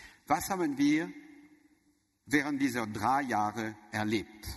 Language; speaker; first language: German; non-native, learner; French